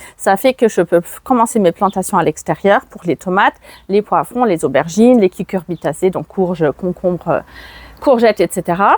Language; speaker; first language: French; non-native, fluent; German